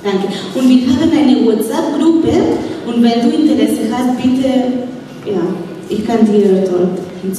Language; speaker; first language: German; non-native, learner; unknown